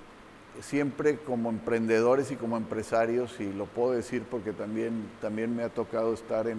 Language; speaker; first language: Spanish; native; Spanish